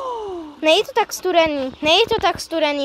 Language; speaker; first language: Czech; early bilingual, heritage; Czech